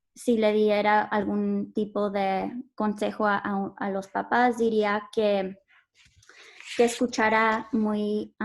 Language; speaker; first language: Spanish; early bilingual, heritage; Spanish